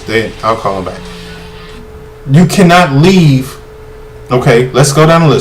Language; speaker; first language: English; native; English